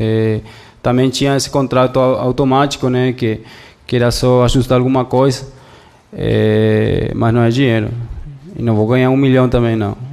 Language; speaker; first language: Portuguese; non-native, fluent; Spanish